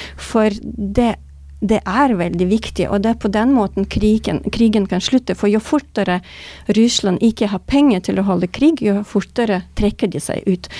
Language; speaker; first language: Norwegian; non-native, fluent; Ukrainian